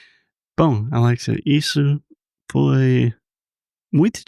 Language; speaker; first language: Portuguese; non-native, fluent; English